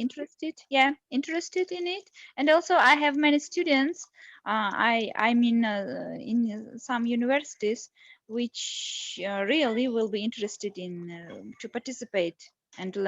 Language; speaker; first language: English; non-native, learner; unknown